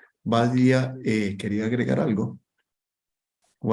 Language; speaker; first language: Spanish; native; Spanish